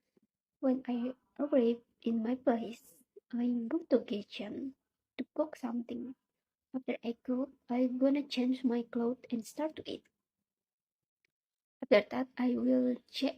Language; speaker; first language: English; non-native, learner; Indonesian